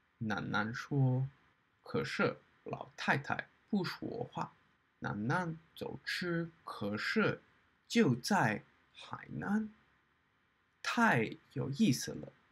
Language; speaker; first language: Chinese; non-native, learner; English